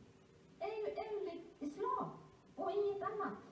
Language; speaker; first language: Swedish; non-native, fluent; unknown